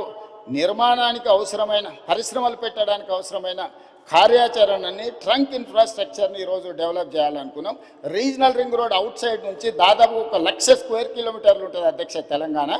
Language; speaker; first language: Telugu; native; Telugu